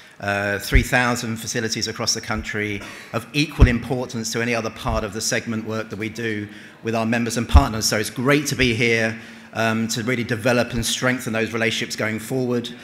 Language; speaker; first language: English; native; English